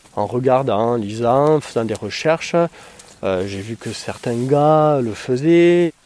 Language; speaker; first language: French; native; French